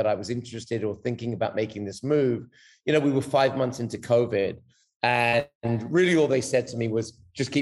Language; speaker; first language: English; native; English